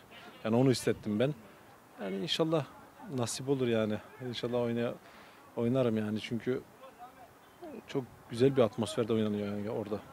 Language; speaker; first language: Turkish; early bilingual, other home language; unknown